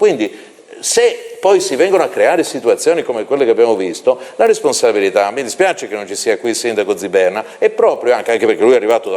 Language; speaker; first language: Italian; native; Italian